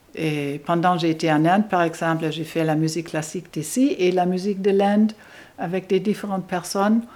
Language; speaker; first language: French; non-native, fluent; German